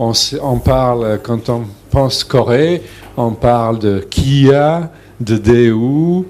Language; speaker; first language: French; non-native, fluent; Serbian